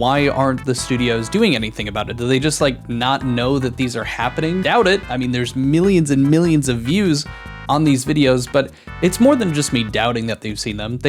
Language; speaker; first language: English; native; English